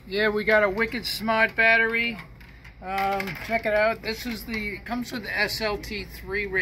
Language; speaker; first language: English; native; English